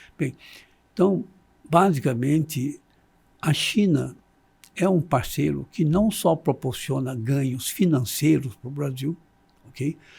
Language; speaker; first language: Portuguese; non-native, fluent; Chinese